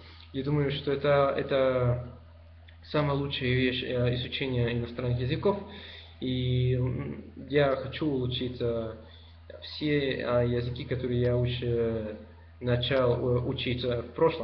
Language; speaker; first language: Russian; non-native, learner; Spanish